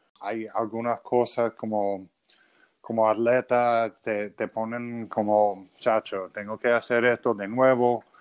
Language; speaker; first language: Spanish; early bilingual, other home language; English